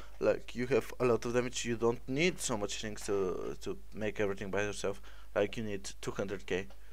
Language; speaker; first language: English; non-native, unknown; Bulgarian